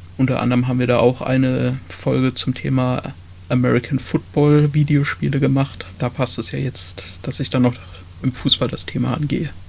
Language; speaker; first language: German; native; German